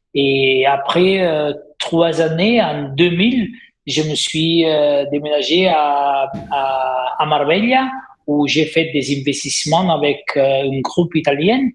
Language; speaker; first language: French; non-native, fluent; Italian